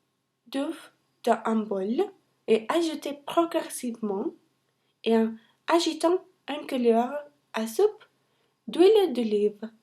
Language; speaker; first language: French; non-native, learner; Spanish